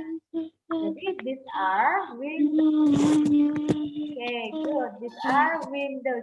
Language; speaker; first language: English; non-native, fluent; Indonesian